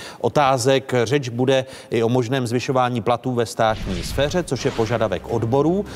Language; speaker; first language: Czech; native; Czech